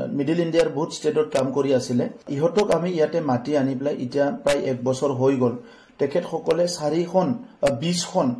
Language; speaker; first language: Assamese; non-native, local second language; Bodo